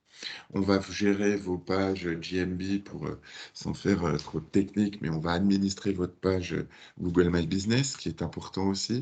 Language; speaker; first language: French; native; French